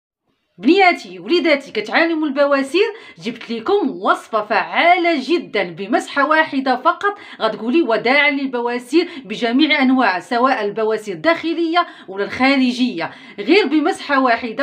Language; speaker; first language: Arabic; native; Arabic